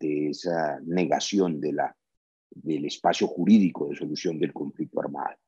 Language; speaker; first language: Spanish; native; Spanish